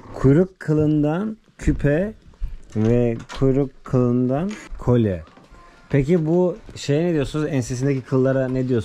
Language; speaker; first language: Turkish; native; Turkish